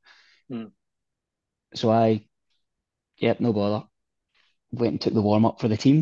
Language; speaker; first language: English; native; English